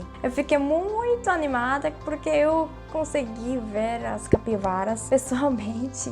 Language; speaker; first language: Portuguese; non-native, fluent; Korean